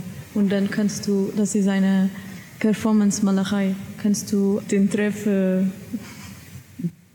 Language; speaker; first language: German; non-native, learner; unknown